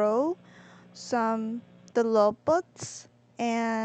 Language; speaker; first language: English; non-native, learner; Korean